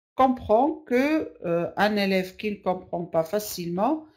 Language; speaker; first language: French; non-native, local second language; Arabic